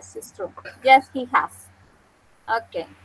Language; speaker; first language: English; non-native, fluent; Spanish